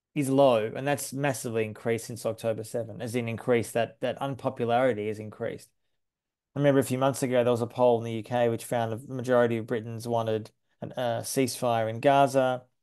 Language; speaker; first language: English; native; English